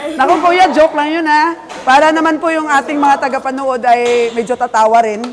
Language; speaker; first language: Filipino; non-native, local second language; Cebuano